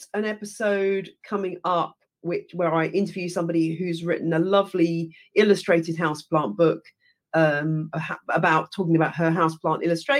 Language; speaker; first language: English; native; English